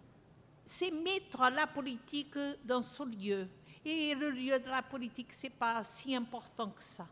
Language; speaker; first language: French; non-native, fluent; Portuguese